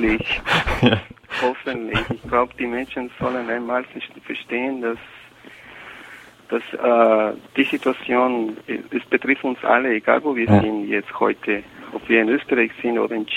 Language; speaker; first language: German; non-native, fluent; Spanish